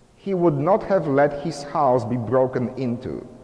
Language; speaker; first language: English; non-native, fluent; Polish